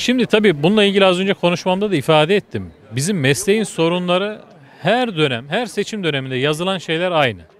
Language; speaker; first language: Turkish; native; Turkish